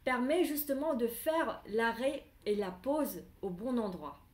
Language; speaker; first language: French; non-native, fluent; Vietnamese